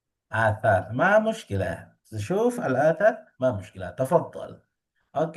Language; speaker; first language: Arabic; non-native, fluent; Indonesian